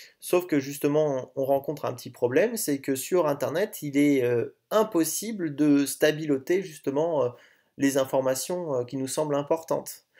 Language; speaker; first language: French; native; French